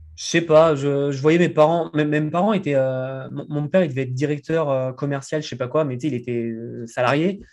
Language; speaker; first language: French; native; French